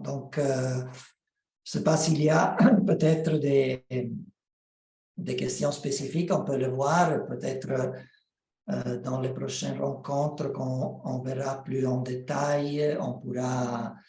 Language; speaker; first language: French; non-native, fluent; Italian